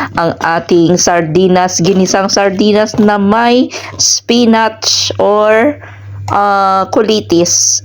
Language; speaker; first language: Filipino; non-native, local second language; Hiligaynon